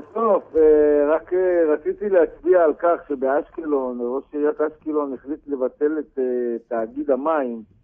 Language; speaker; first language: Hebrew; native; Hebrew